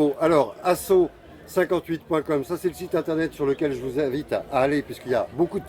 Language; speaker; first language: French; native; French